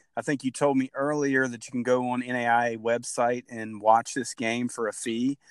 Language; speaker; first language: English; native; English